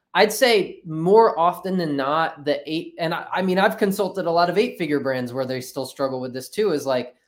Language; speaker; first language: English; native; English